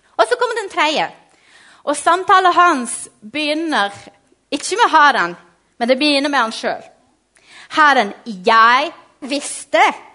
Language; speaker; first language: Norwegian; non-native, fluent; Portuguese